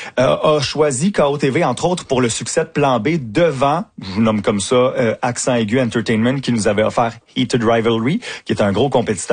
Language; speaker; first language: French; native; French